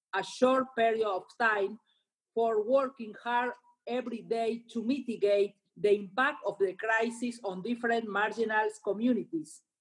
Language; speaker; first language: English; non-native, learner; Spanish